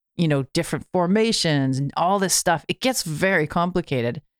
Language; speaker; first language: English; native; English